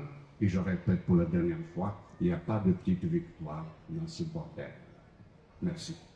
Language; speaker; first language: French; non-native, fluent; Croatian